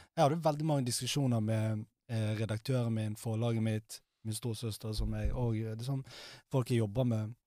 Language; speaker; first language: Norwegian; early bilingual, other home language; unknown